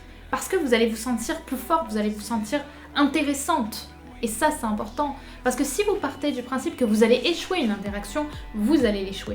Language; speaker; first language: French; native; French